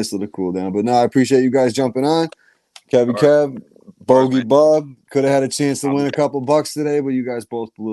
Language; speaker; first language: English; native; English